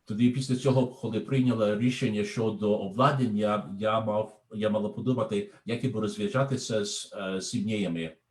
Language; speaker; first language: Ukrainian; non-native, learner; English